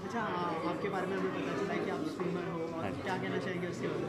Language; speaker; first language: Hindi; native; Hindi